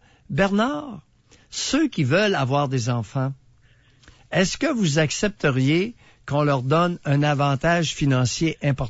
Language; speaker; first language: French; native; French